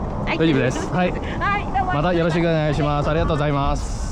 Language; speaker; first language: Japanese; non-native, learner; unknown